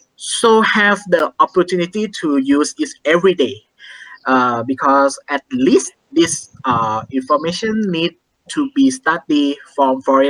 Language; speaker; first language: English; non-native, learner; Thai